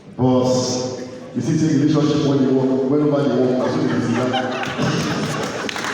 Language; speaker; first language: Nigerian Pidgin; native; Nigerian Pidgin